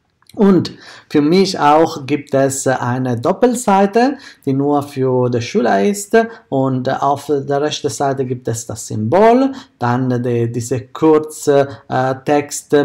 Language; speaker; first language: German; non-native, fluent; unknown